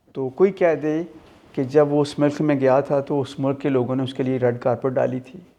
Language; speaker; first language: Urdu; non-native, local second language; Punjabi